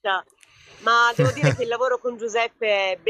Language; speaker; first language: Italian; native; Italian